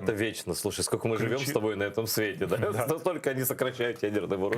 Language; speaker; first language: Russian; native; Russian